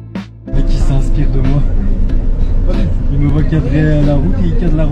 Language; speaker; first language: French; native; French